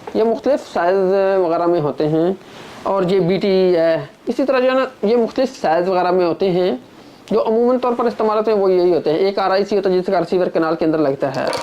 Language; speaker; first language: Urdu; non-native, local second language; Punjabi